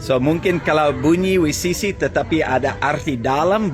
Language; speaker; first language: Indonesian; non-native, fluent; English